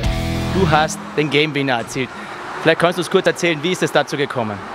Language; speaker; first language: German; native; German